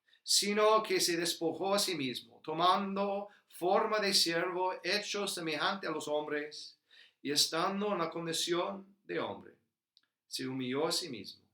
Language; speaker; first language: Spanish; non-native, fluent; English